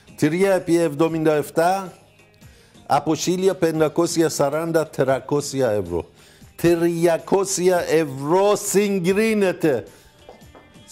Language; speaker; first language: Greek; non-native, fluent; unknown